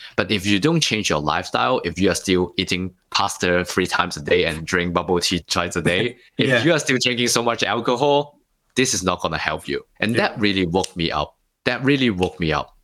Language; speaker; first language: English; non-native, local second language; Cantonese